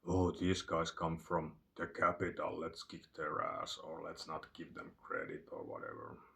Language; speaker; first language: English; non-native, fluent; Finnish